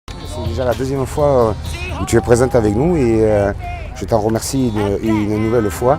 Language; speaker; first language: French; native; French